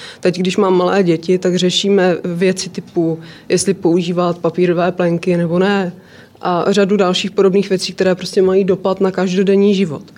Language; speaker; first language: Czech; native; Czech